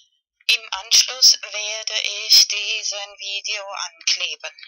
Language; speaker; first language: German; non-native, learner; Spanish